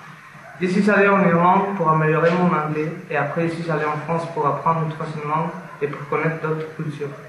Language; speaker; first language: French; non-native, fluent; Spanish